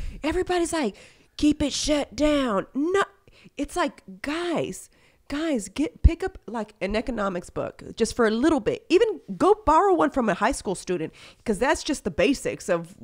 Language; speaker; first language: English; early bilingual, other home language; Spanish